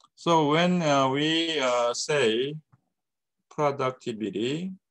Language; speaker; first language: English; non-native, fluent; Korean